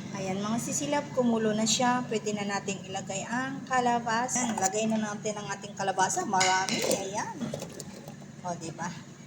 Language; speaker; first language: Filipino; non-native, local second language; Iloko